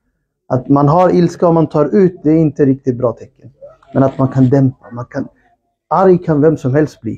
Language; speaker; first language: Swedish; non-native, fluent; Urdu